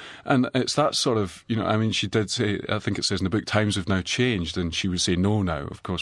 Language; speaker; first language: English; native; English